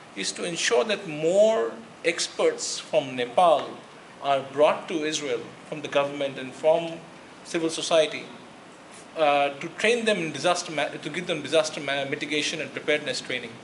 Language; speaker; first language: English; non-native, local second language; Gujarati